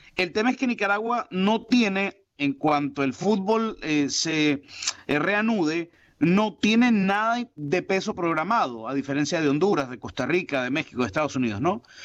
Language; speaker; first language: Spanish; native; Spanish